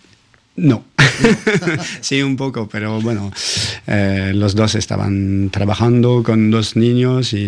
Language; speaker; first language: Spanish; non-native, fluent; French